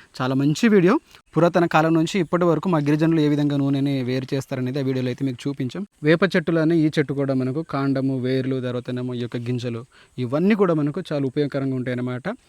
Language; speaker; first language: Telugu; native; Telugu